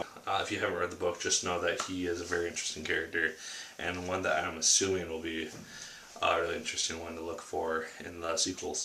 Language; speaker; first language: English; native; English